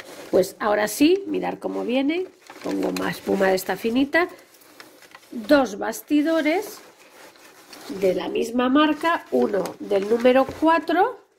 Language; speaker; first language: Spanish; native; Spanish